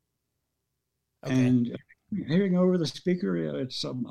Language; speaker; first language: English; early bilingual, other home language; Norwegian